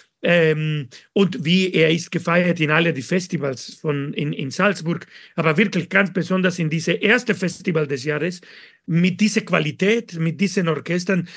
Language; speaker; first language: German; non-native, learner; Spanish